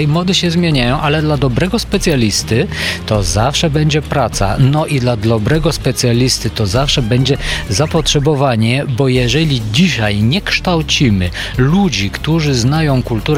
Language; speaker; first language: Polish; non-native, fluent; Bulgarian